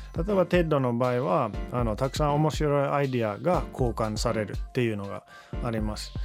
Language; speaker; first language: Japanese; non-native, fluent; Finnish